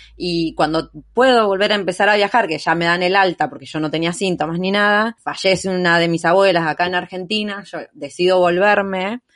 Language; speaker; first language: Spanish; native; Spanish